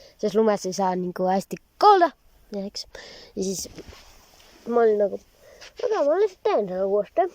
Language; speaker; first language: Estonian; early bilingual, heritage; Estonian